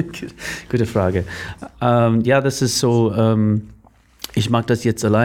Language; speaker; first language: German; non-native, learner; English